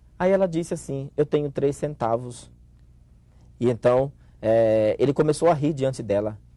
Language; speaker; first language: Portuguese; native; Portuguese